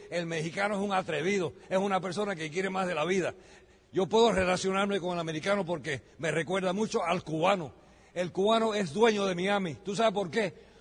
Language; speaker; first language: Spanish; early bilingual, heritage; Spanish